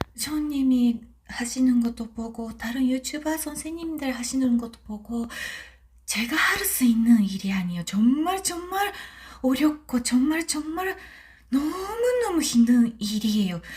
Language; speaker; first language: Korean; non-native, learner; Japanese